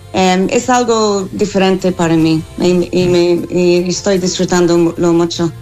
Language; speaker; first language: Spanish; non-native, fluent; English